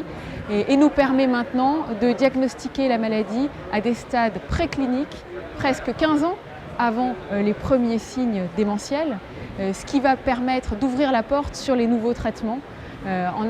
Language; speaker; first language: French; native; French